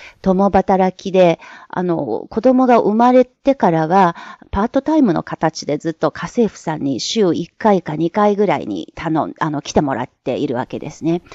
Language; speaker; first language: Japanese; non-native, fluent; Chinese